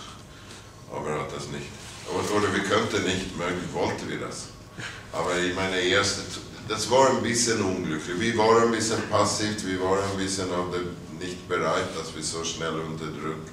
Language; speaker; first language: German; non-native, fluent; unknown